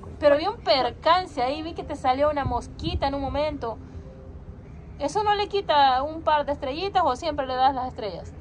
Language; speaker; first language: Spanish; native; Spanish